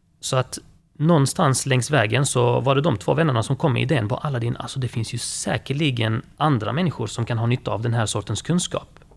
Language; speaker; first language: Swedish; early bilingual, other home language; Arabic